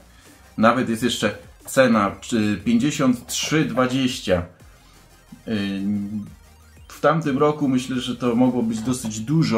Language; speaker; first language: Polish; native; Polish